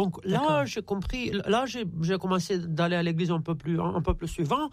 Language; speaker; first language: French; non-native, fluent; Romanian